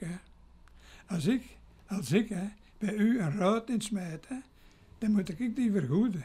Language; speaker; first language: Dutch; native; Dutch